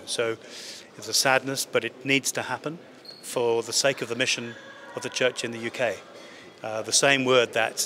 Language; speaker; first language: English; native; English